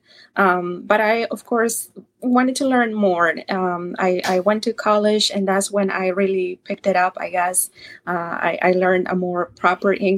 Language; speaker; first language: English; non-native, fluent; Spanish